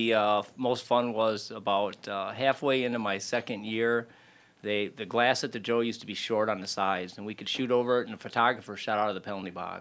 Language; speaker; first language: English; native; English